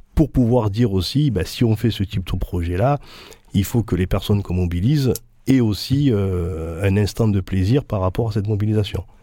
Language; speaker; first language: French; native; French